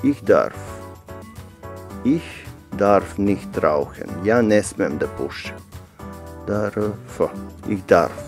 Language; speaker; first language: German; non-native, fluent; Serbian